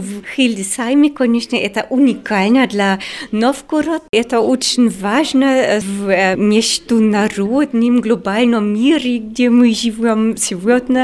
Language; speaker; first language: Russian; non-native, fluent; German